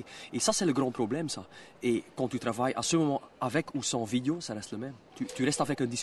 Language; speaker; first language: French; non-native, local second language; Dutch